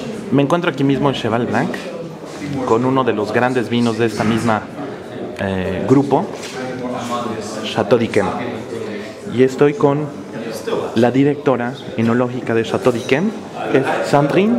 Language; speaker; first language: Spanish; native; Spanish